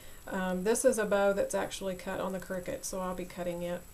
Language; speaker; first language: English; native; English